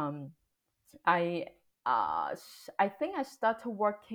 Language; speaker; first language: English; non-native, local second language; Cantonese